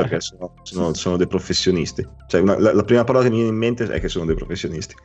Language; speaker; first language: Italian; native; Italian